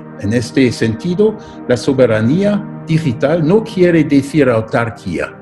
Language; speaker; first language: Spanish; non-native, fluent; German